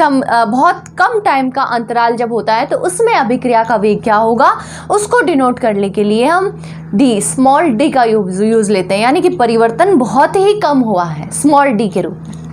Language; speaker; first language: Hindi; native; Hindi